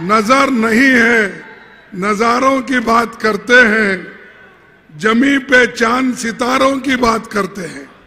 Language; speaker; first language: Hindi; non-native, local second language; Kannada